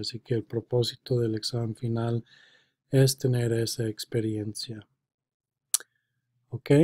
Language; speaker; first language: Spanish; non-native, fluent; English